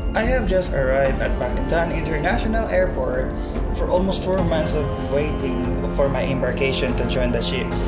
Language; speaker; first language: English; non-native, local second language; Cebuano